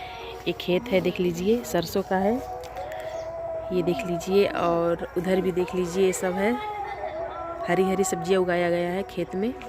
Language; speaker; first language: Hindi; non-native, local second language; Bhojpuri